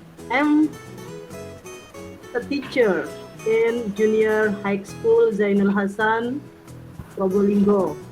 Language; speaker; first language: English; non-native, learner; Indonesian